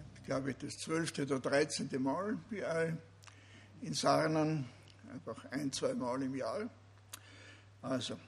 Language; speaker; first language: German; native; German